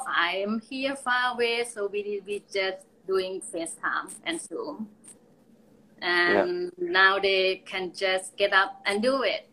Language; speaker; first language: English; non-native, fluent; Thai